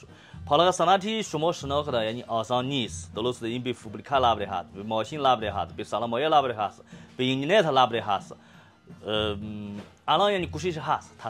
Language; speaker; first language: Persian; non-native, learner; Chinese